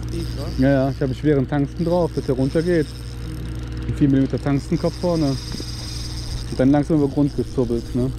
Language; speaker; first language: German; native; German